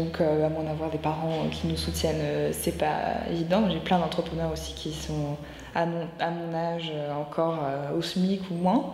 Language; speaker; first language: French; native; French